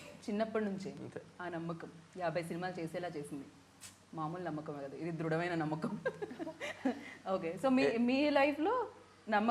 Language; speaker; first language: Telugu; native; Telugu